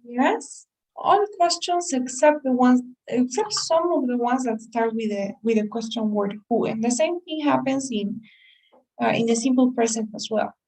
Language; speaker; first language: English; non-native, fluent; Spanish